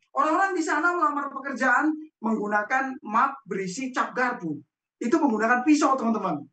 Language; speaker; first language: Indonesian; native; Indonesian